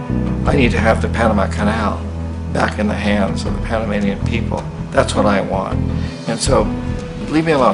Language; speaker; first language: English; native; English